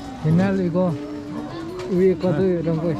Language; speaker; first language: Korean; non-native, learner; Lao